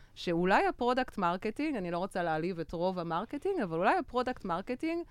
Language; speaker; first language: Hebrew; non-native, fluent; French